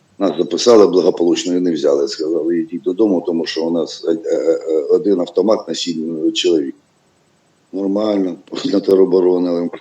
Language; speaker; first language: Ukrainian; non-native, local second language; Russian